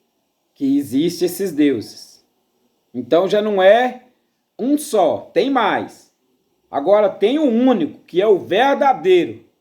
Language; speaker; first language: Portuguese; native; Portuguese